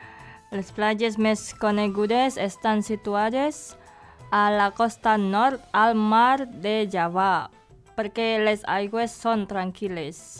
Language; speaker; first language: Catalan; non-native, fluent; Indonesian